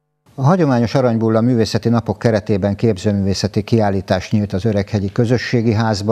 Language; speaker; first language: Hungarian; native; Hungarian